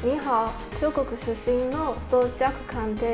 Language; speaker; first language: Japanese; non-native, learner; Chinese